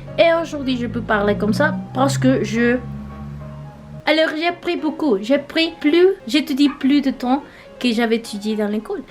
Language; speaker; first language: French; non-native, learner; Spanish